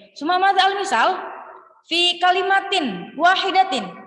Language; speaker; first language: Arabic; non-native, learner; Indonesian